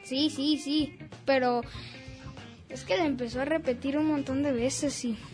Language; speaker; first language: Spanish; native; Spanish